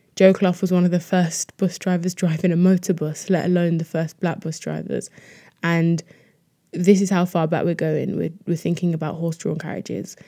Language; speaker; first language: English; native; English